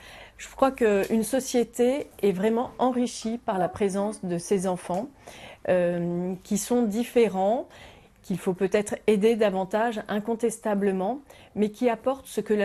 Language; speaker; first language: French; native; French